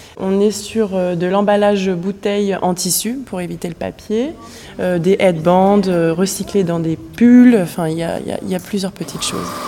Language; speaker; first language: French; native; French